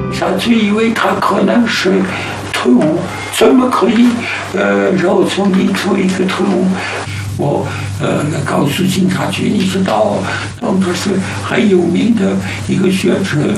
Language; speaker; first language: Chinese; non-native, fluent; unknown